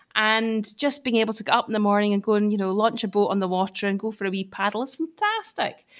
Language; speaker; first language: English; native; English